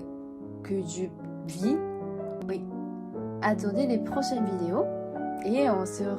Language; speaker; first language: French; non-native, fluent; Japanese